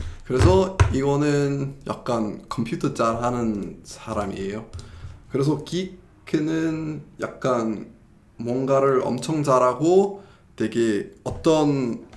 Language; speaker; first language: Korean; non-native, fluent; English